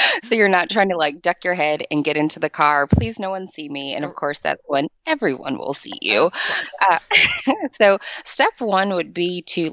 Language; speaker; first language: English; native; English